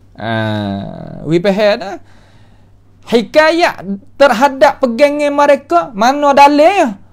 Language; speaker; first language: Malay; native; Malay